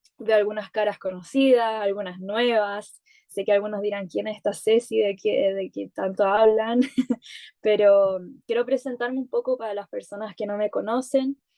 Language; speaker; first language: Spanish; native; Spanish